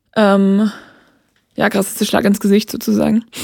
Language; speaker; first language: German; native; German